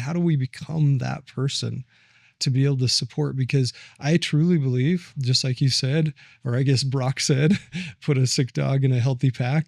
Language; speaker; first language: English; native; English